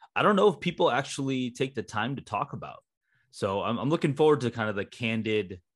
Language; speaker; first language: English; early bilingual, other home language; Hindi